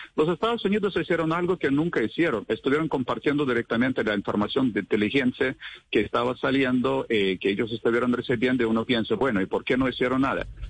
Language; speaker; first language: Spanish; non-native, fluent; Russian